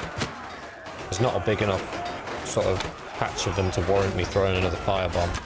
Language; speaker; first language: English; native; English